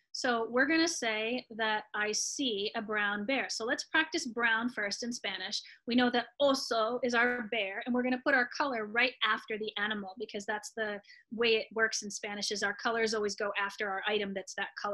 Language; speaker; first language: English; native; English